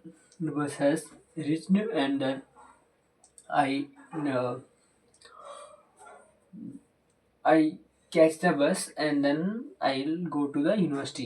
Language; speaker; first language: English; non-native, local second language; Hindi